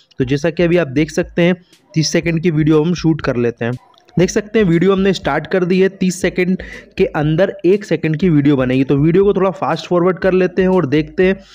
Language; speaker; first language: Hindi; native; Hindi